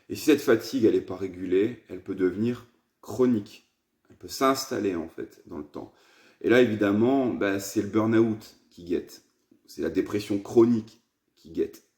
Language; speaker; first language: French; native; French